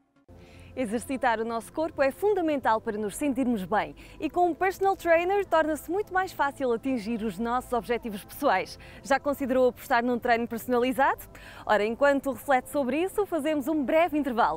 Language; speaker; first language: Portuguese; native; Portuguese